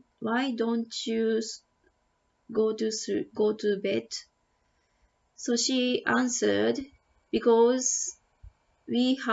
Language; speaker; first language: English; non-native, learner; Japanese